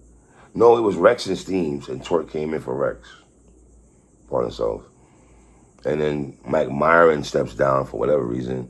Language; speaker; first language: English; native; English